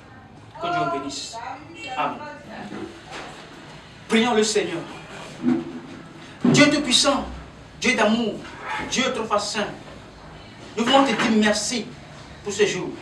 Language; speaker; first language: French; non-native, local second language; Ewe